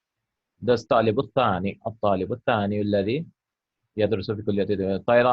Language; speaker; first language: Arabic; non-native, fluent; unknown